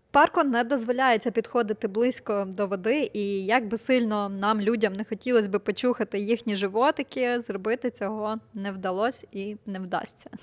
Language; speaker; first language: Ukrainian; native; Ukrainian